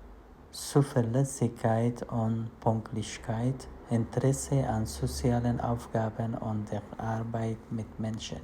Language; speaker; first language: German; non-native, learner; Persian